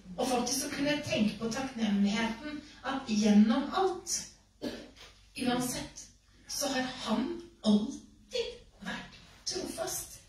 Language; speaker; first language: Norwegian; native; Norwegian